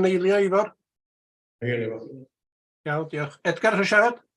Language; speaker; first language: Welsh; native; Welsh